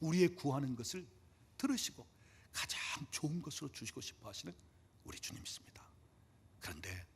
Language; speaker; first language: Korean; native; Korean